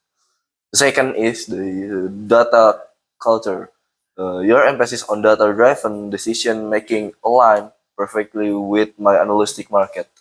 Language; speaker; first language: English; non-native, learner; Indonesian